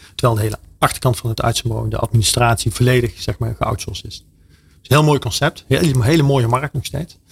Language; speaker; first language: Dutch; native; Dutch